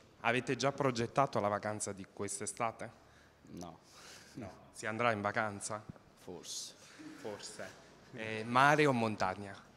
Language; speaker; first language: Italian; native; Italian